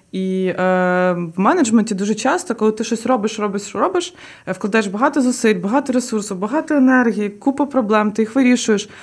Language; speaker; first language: Ukrainian; non-native, local second language; Russian